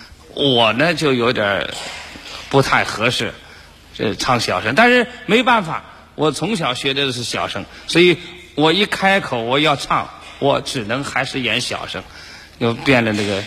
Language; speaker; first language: Chinese; native; Chinese